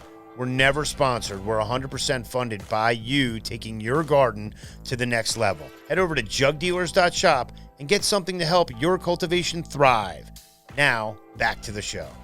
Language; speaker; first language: English; native; English